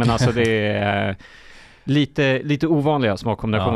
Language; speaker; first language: Swedish; native; Swedish